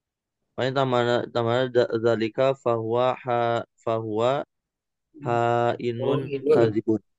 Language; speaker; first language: Arabic; non-native, learner; Indonesian